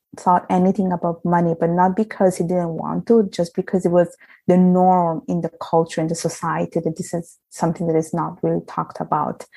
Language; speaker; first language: English; non-native, fluent; Italian